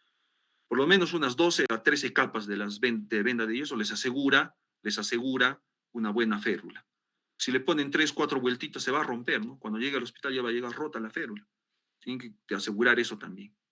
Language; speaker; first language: Spanish; native; Spanish